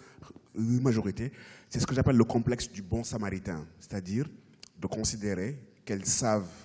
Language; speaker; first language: French; native; French